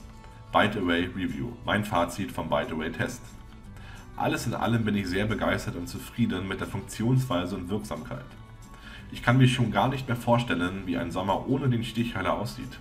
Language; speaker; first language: German; native; German